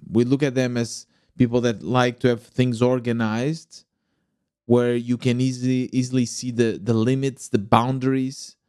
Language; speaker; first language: English; non-native, fluent; Portuguese